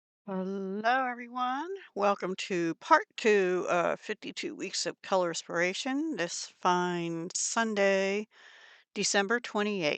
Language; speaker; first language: English; native; English